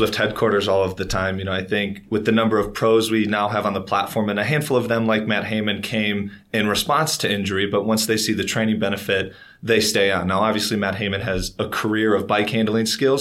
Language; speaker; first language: English; native; English